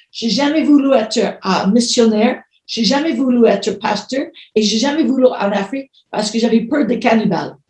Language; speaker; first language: French; non-native, fluent; English